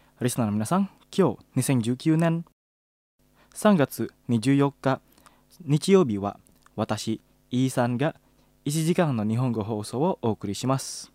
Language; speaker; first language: Japanese; non-native, fluent; Indonesian